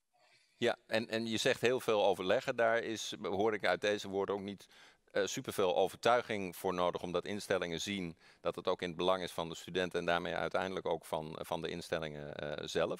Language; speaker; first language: Dutch; native; Dutch